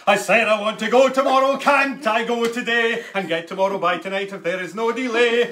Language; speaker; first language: English; native; English